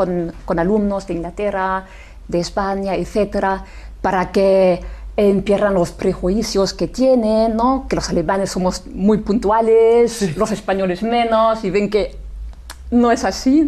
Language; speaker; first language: Spanish; non-native, fluent; German